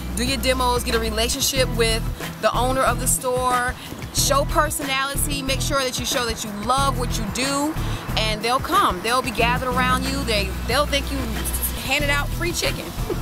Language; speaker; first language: English; native; English